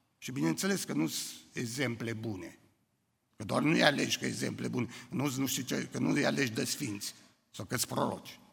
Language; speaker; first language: Romanian; native; Romanian